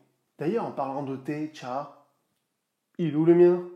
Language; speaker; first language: French; native; French